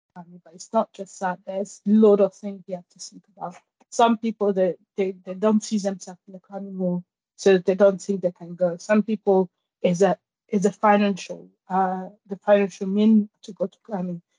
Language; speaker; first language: English; non-native, fluent; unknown